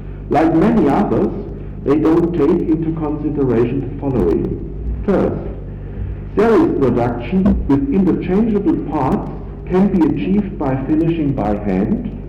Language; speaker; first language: English; non-native, fluent; German